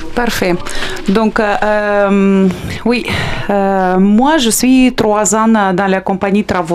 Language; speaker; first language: French; non-native, fluent; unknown